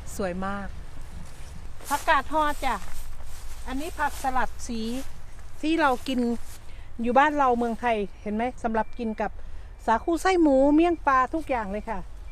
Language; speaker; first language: Thai; native; Thai